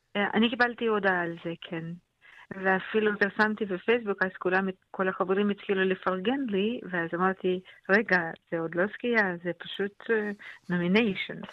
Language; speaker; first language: Hebrew; non-native, fluent; Russian